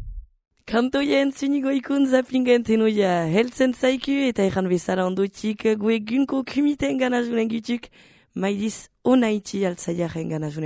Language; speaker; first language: Basque; native; Basque